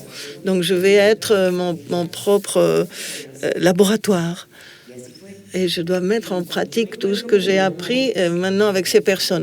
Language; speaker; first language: French; non-native, fluent; Spanish